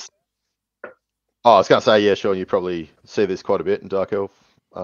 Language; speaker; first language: English; native; English